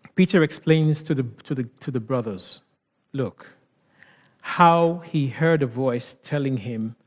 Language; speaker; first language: English; non-native, local second language; Yoruba